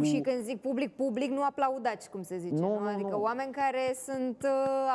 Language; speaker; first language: Romanian; native; Romanian